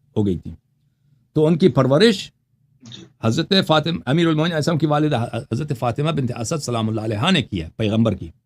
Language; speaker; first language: Urdu; non-native, fluent; Persian